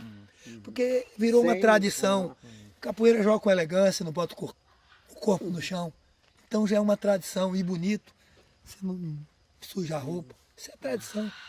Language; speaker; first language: Portuguese; native; Portuguese